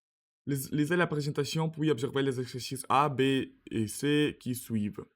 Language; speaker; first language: French; non-native, learner; Russian